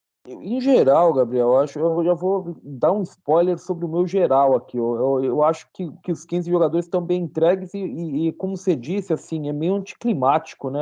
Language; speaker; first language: Portuguese; native; Portuguese